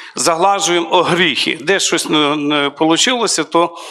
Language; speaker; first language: Ukrainian; native; Ukrainian